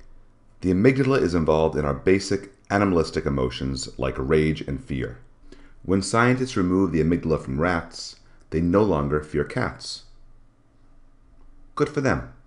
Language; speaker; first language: English; native; English